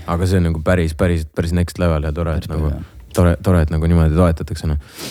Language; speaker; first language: Estonian; non-native, local second language; Russian